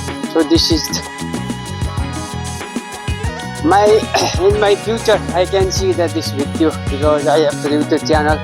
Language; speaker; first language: English; non-native, learner; Nepali